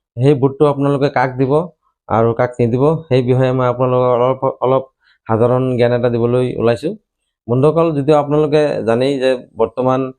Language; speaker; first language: Assamese; non-native, local second language; Bangla